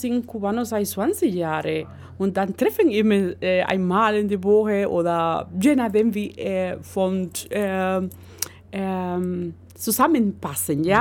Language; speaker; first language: German; non-native, learner; Spanish